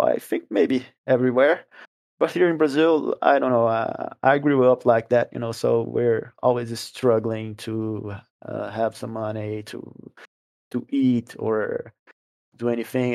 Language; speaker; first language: English; non-native, fluent; Portuguese